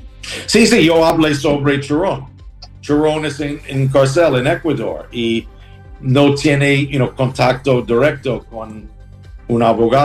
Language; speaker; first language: Spanish; non-native, learner; English